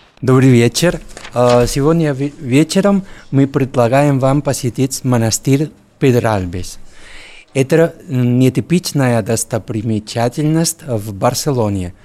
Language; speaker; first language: Russian; non-native, learner; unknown